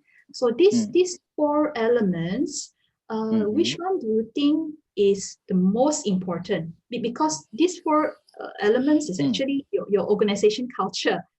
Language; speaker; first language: English; non-native, local second language; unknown